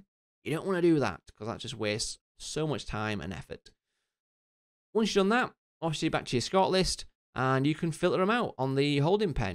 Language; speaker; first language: English; native; English